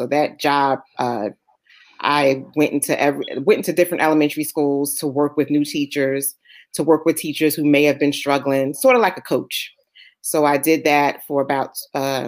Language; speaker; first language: English; native; English